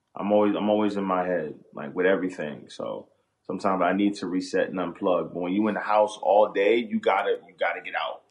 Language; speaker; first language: English; native; English